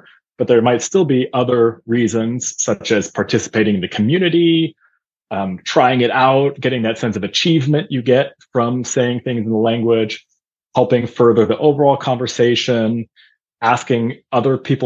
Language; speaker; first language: English; non-native, fluent; German